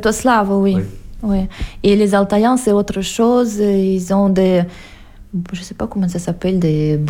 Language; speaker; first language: French; non-native, fluent; Russian